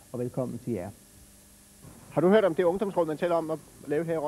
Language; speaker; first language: Danish; native; Danish